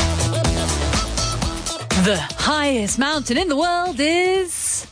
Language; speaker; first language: English; native; English